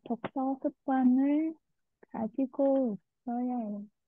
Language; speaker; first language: Korean; non-native, learner; Vietnamese